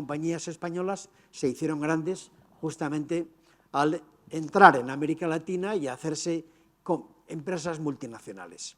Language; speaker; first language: Spanish; native; Spanish